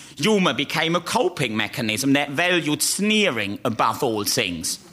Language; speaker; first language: English; non-native, fluent; German